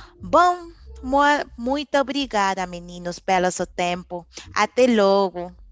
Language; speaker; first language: Portuguese; non-native, learner; Spanish